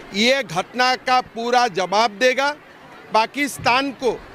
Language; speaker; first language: Hindi; non-native, local second language; Assamese